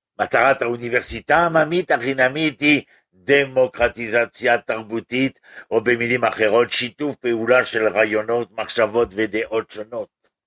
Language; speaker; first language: Hebrew; non-native, fluent; French